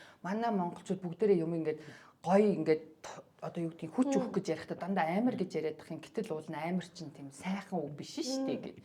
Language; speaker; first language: Mongolian; native; Mongolian